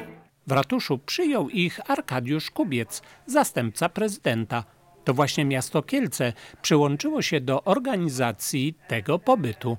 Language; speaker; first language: Polish; native; Polish